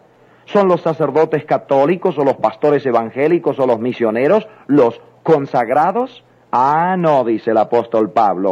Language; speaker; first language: Spanish; native; Spanish